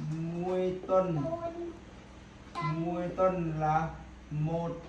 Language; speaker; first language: Vietnamese; non-native, local second language; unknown